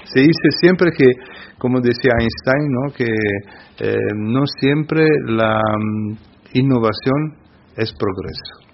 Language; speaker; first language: Spanish; non-native, fluent; Italian